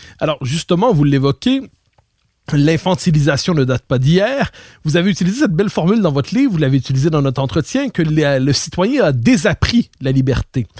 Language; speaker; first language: French; native; French